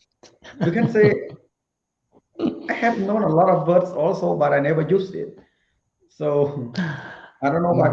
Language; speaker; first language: English; non-native, learner; Khmer